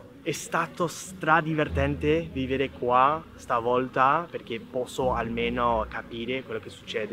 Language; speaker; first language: Italian; non-native, fluent; English